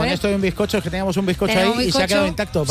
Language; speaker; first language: Spanish; native; Spanish